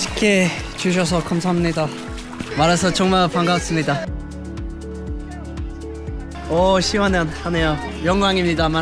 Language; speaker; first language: Korean; non-native, learner; English